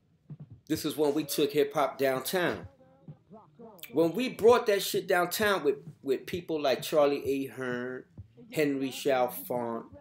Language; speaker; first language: English; native; English